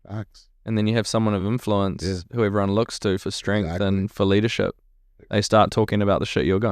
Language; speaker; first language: English; native; English